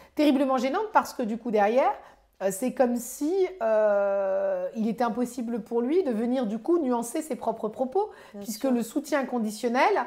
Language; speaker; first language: French; native; French